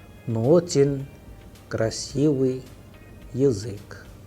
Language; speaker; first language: Russian; non-native, fluent; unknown